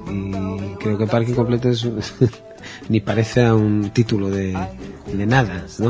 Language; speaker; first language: Spanish; non-native, fluent; Hebrew